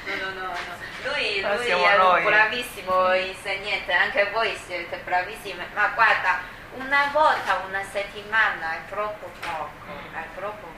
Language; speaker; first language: Italian; non-native, learner; Chinese